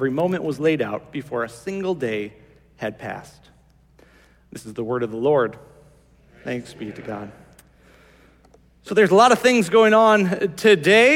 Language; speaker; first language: English; native; English